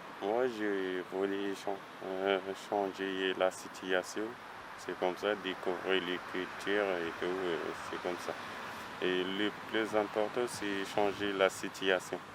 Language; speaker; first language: French; non-native, learner; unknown